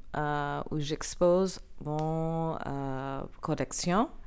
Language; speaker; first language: French; non-native, learner; English